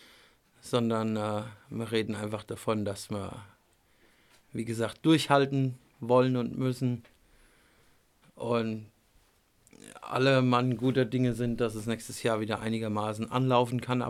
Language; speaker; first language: German; native; German